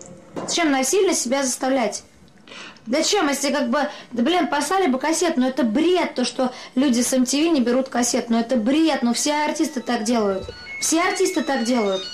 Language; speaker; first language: Russian; native; Russian